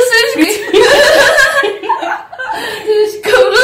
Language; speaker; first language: Russian; non-native, learner; Korean